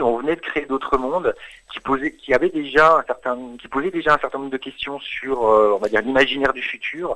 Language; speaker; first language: French; native; French